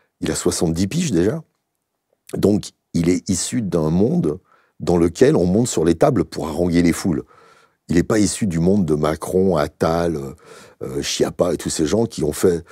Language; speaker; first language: French; native; French